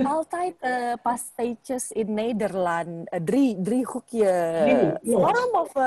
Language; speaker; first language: Dutch; non-native, learner; Indonesian